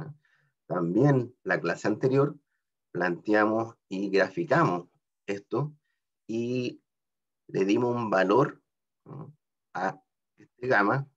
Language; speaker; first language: Spanish; native; Spanish